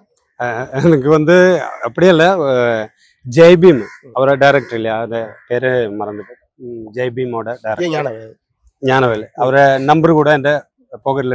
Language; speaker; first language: Tamil; non-native, learner; Malayalam